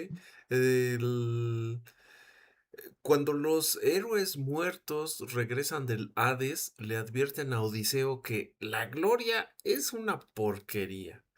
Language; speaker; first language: Spanish; native; Spanish